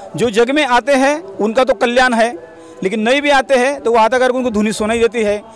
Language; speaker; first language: Hindi; non-native, local second language; Marathi